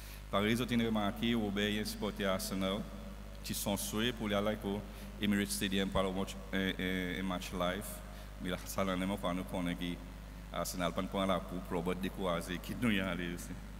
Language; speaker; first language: French; non-native, local second language; Seselwa Creole French